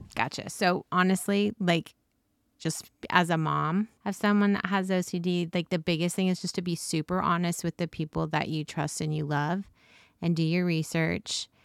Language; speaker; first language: English; native; English